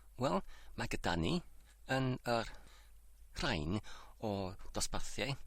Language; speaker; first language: Welsh; non-native, learner; English